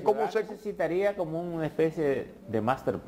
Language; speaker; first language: Spanish; native; Spanish